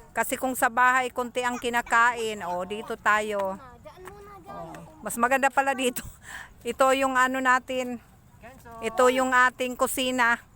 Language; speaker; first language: Filipino; native; Filipino